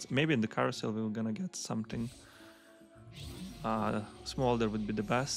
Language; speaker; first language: English; non-native, fluent; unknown